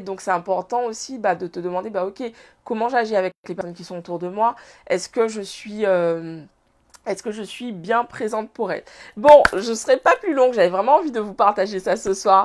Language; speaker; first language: French; native; French